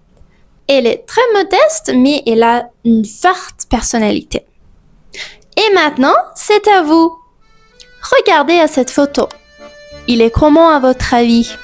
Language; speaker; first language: French; non-native, fluent; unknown